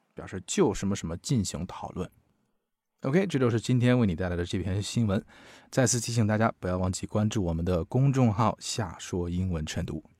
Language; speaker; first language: Chinese; native; Chinese